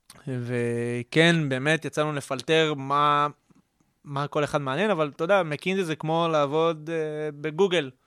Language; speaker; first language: Hebrew; native; Hebrew